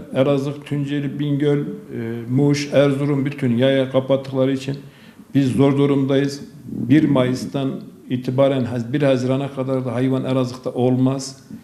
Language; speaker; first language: Turkish; native; Turkish